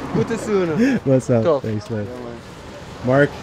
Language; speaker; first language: English; native; English